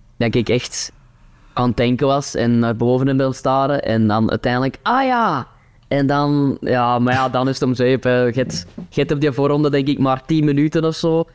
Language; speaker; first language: Dutch; native; Dutch